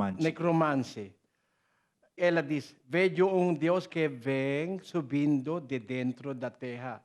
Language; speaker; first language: Portuguese; non-native, learner; Filipino